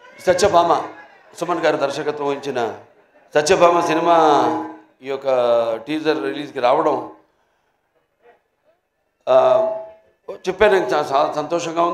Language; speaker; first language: Telugu; native; Telugu